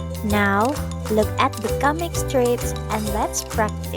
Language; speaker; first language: English; non-native, fluent; Indonesian